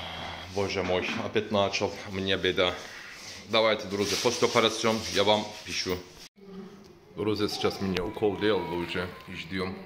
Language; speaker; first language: Russian; non-native, learner; Turkish